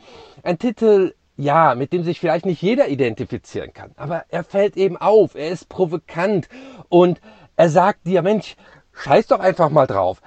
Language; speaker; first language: German; native; German